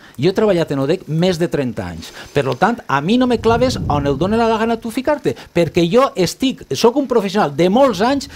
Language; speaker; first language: Catalan; native; Catalan